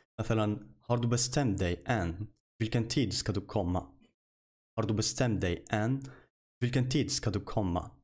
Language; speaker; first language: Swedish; non-native, fluent; Arabic